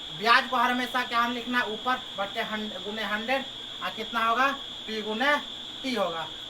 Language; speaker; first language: Hindi; native; Hindi